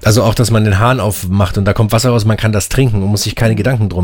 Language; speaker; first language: German; native; German